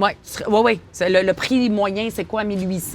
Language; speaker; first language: French; native; French